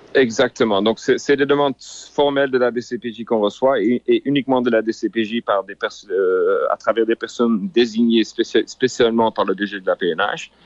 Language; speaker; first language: French; non-native, local second language; Haitian Creole